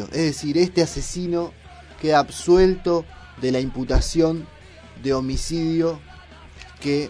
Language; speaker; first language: Spanish; native; Spanish